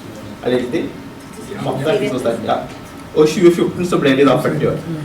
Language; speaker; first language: Norwegian; early bilingual, other home language; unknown